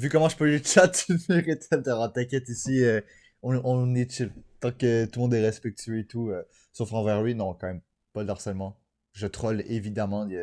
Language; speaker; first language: French; native; French